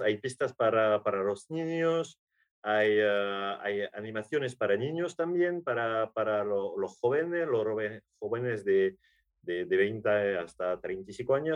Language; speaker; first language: Spanish; non-native, learner; French